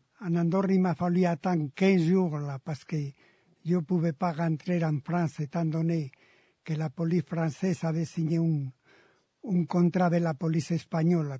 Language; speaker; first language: French; non-native, fluent; Spanish